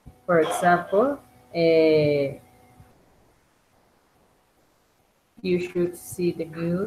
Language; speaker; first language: English; non-native, learner; Spanish